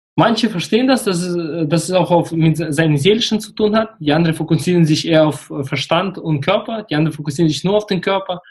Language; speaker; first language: German; early bilingual, other home language; Russian